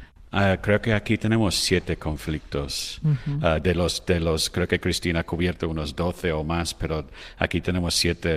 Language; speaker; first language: Spanish; non-native, fluent; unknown